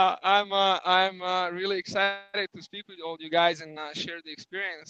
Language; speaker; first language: English; non-native, fluent; Serbian